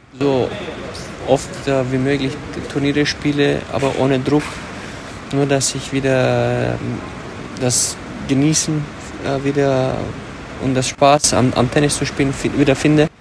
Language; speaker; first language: German; early bilingual, other home language; Romanian